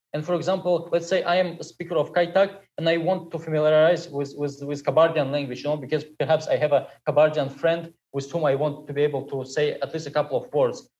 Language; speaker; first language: English; non-native, fluent; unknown